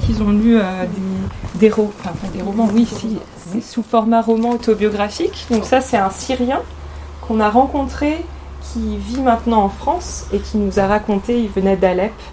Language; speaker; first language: French; native; French